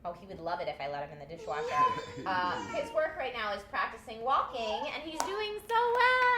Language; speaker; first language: English; native; English